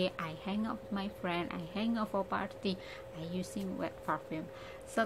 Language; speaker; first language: English; non-native, learner; Indonesian